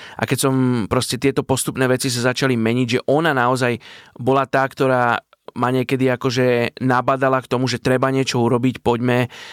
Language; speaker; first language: Slovak; native; Slovak